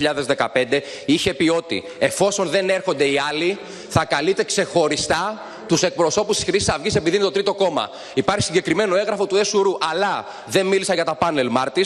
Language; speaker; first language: Greek; native; Greek